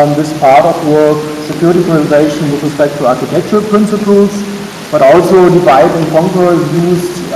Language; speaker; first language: English; non-native, fluent; German